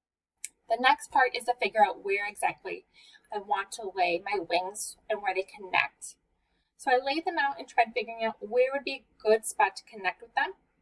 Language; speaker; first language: English; native; English